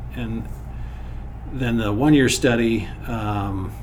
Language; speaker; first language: English; native; English